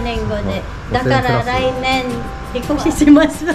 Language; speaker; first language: Japanese; non-native, learner; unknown